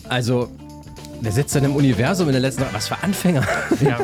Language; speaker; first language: German; native; German